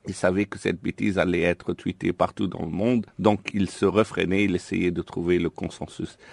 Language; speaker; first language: French; non-native, local second language; Arabic